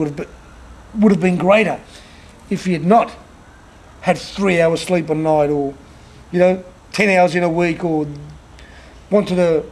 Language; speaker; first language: English; native; English